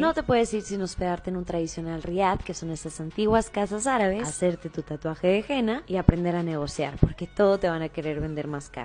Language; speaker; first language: Spanish; native; Spanish